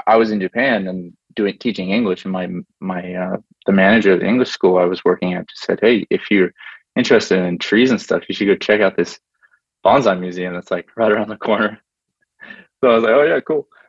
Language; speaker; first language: English; native; English